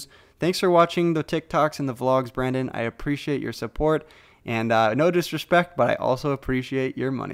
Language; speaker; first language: English; native; English